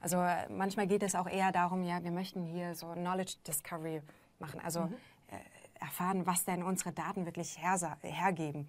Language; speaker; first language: German; native; German